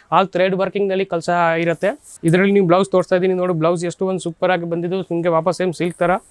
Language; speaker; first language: Kannada; non-native, learner; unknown